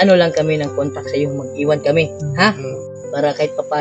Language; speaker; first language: Filipino; non-native, local second language; Cebuano